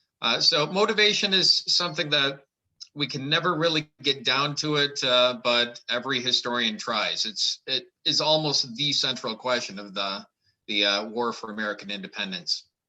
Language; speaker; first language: English; native; English